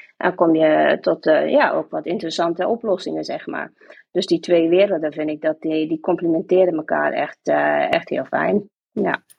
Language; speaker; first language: Dutch; non-native, local second language; English